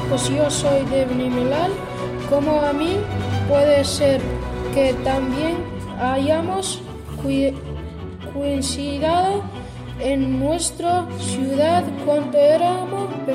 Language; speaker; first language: Spanish; early bilingual, other home language; Arabic